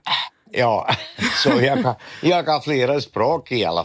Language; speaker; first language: Swedish; non-native, fluent; Dutch